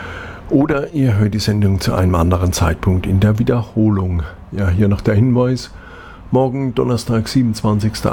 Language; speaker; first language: German; native; German